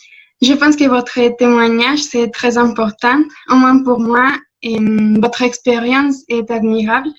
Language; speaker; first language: French; non-native, learner; Spanish